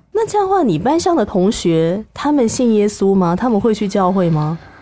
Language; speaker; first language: Chinese; native; Chinese